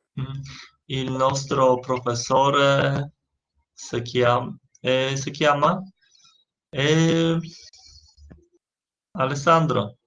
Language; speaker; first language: Italian; non-native, learner; Polish